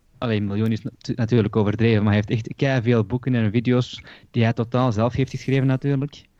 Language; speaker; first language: Dutch; early bilingual, other home language; Turkish